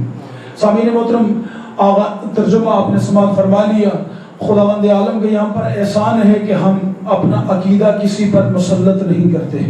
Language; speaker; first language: Urdu; native; Urdu